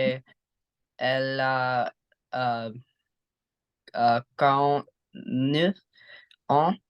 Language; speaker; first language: French; non-native, learner; English